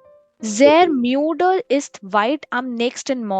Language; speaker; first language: German; non-native, fluent; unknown